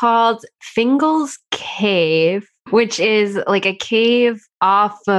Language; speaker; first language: English; native; English